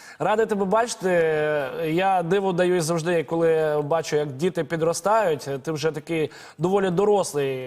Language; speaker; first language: Ukrainian; native; Ukrainian